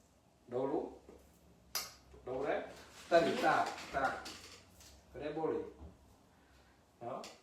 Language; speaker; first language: Czech; non-native, learner; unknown